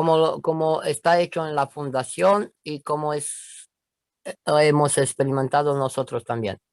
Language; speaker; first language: Spanish; non-native, learner; Romanian